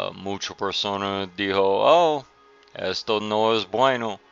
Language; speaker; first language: Spanish; non-native, learner; English